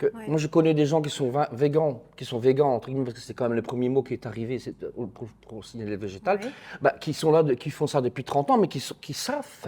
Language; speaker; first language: French; native; French